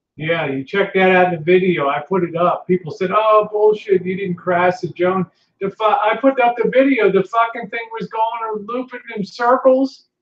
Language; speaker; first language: English; native; English